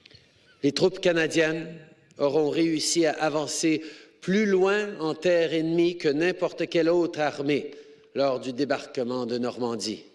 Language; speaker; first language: French; native; French